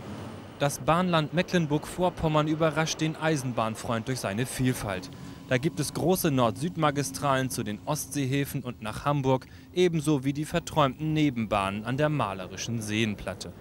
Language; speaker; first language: German; native; German